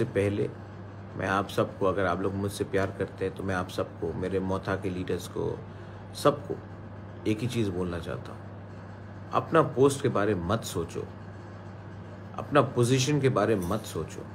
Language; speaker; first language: Hindi; non-native, local second language; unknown